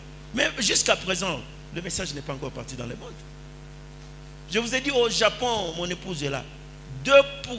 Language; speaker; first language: French; non-native, local second language; Lingala